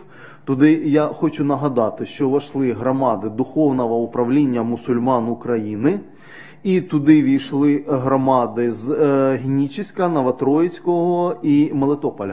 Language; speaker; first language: Ukrainian; native; Ukrainian